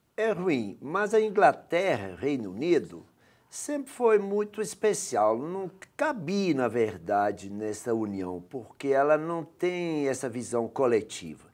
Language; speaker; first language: Portuguese; non-native, fluent; Dutch